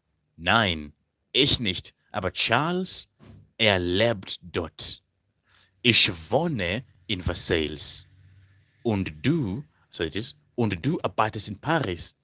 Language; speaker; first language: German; non-native, fluent; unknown